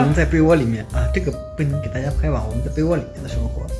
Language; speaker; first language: Chinese; native; Chinese